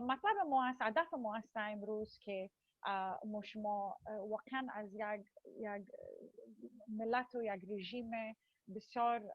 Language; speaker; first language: Persian; early bilingual, heritage; Persian